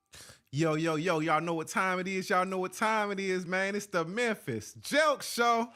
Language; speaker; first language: English; native; English